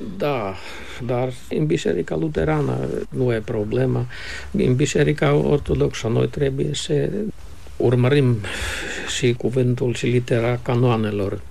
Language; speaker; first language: Romanian; non-native, fluent; Finnish